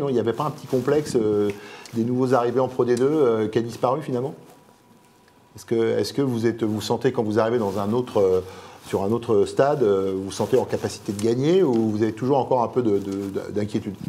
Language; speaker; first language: French; native; French